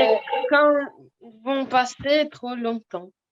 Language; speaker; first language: French; non-native, learner; Russian